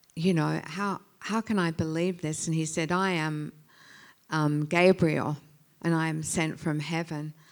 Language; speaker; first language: English; native; English